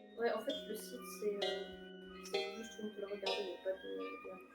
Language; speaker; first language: French; native; French